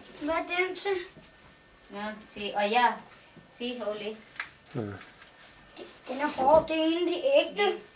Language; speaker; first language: Danish; non-native, learner; Filipino